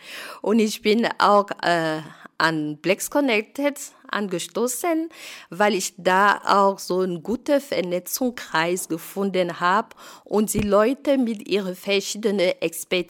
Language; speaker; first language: German; non-native, fluent; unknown